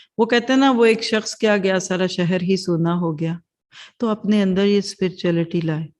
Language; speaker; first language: Urdu; non-native, local second language; Punjabi